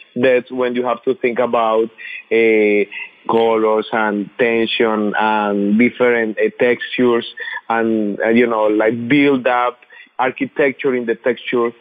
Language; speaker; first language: English; non-native, fluent; Spanish